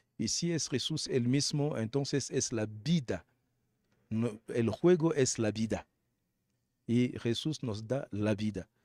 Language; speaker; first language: Spanish; non-native, fluent; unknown